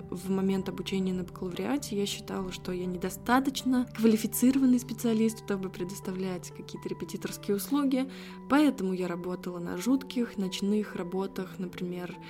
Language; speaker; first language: Russian; native; Russian